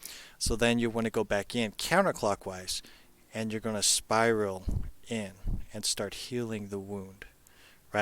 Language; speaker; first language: English; native; English